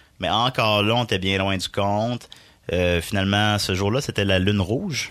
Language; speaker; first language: French; native; French